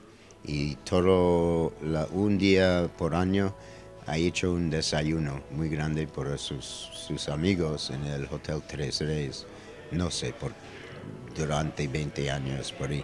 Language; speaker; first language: Spanish; non-native, learner; English